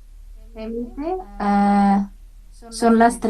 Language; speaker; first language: Spanish; non-native, learner; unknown